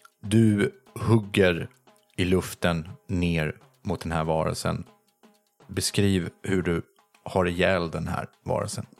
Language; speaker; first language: Swedish; native; Swedish